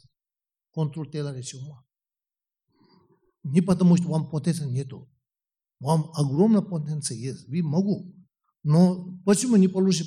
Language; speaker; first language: Russian; non-native, learner; Tibetan